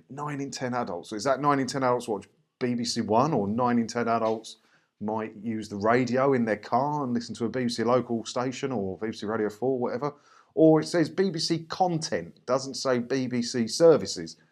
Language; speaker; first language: English; native; English